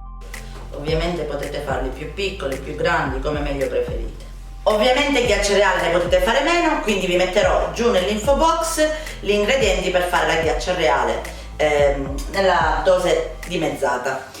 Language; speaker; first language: Italian; native; Italian